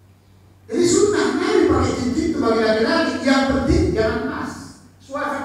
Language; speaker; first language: Indonesian; native; Indonesian